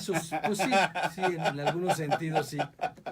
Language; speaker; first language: Spanish; native; Spanish